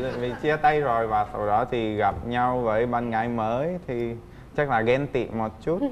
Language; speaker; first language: Vietnamese; non-native, fluent; Czech